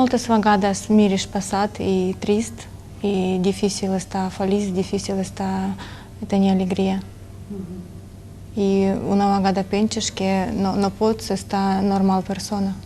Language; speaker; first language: Catalan; non-native, learner; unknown